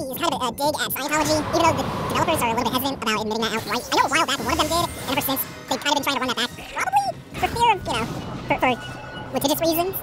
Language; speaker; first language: English; native; English